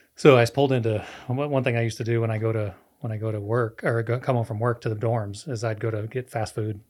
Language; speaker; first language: English; non-native, fluent; Spanish